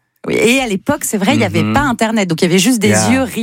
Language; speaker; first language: French; native; French